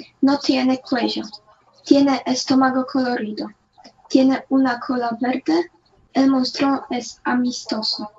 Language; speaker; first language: Spanish; non-native, learner; Polish